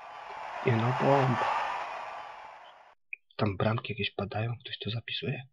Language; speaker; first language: Polish; native; Polish